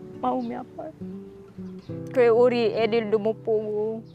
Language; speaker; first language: Korean; non-native, learner; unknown